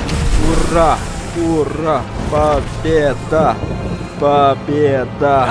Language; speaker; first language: Russian; non-native, local second language; Romanian